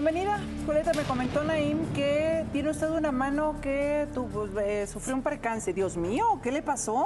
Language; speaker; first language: Spanish; native; Spanish